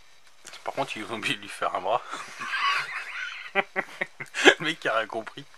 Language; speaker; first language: French; native; French